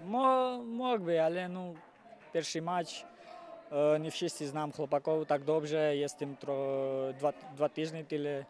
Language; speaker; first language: Polish; non-native, learner; Georgian